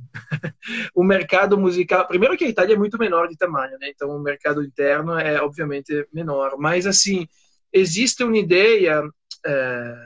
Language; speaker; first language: Portuguese; non-native, fluent; Italian